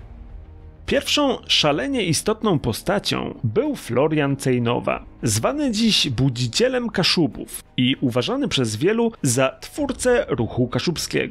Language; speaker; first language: Polish; native; Polish